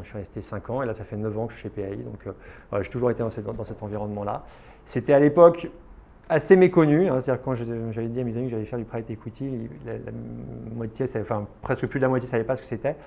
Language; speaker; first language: French; native; French